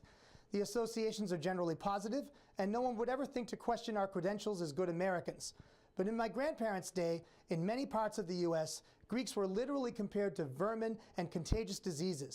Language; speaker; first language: English; native; English